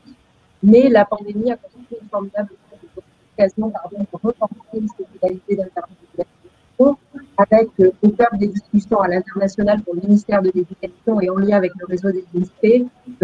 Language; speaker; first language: French; native; French